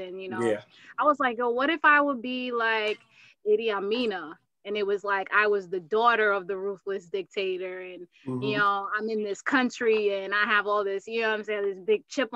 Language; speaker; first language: English; native; English